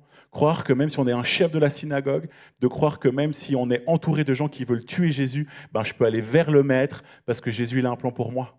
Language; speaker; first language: French; native; French